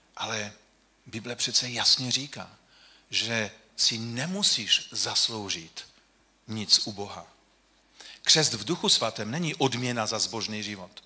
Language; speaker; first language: Czech; non-native, local second language; Polish